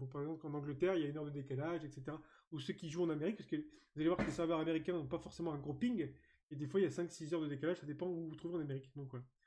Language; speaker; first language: French; native; French